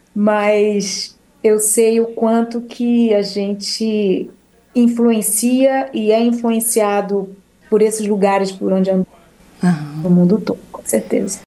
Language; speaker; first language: Portuguese; native; Portuguese